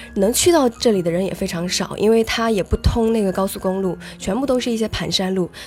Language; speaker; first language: Chinese; native; Chinese